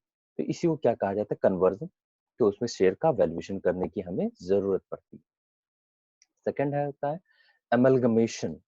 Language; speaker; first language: Hindi; native; Hindi